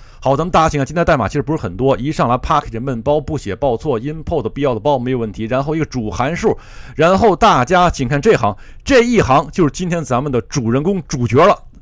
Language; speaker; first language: Chinese; native; Chinese